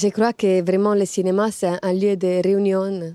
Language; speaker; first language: French; non-native, fluent; Italian